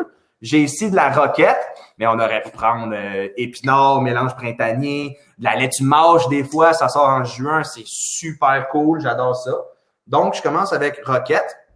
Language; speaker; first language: French; native; French